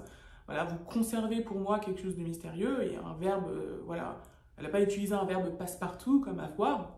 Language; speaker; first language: French; native; French